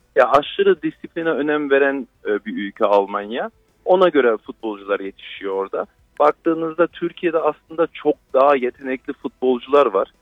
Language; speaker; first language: Turkish; early bilingual, heritage; Turkish